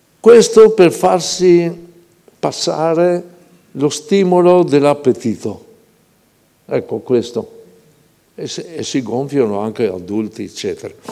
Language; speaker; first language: Italian; native; Italian